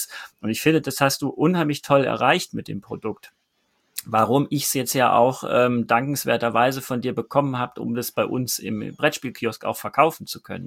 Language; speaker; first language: German; native; German